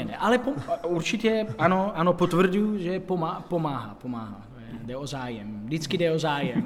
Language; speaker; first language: Czech; non-native, fluent; Italian